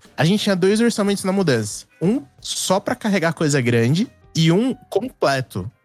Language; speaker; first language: Portuguese; native; Portuguese